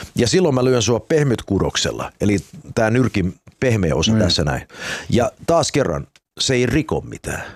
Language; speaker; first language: Finnish; early bilingual, heritage; Finnish